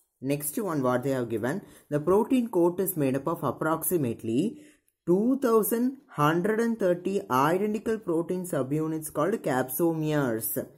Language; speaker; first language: English; non-native, local second language; Tamil